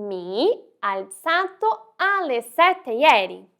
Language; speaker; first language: Italian; non-native, fluent; Portuguese